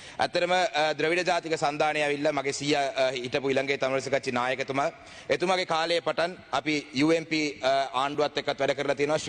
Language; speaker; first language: Sinhala; non-native, local second language; Tamil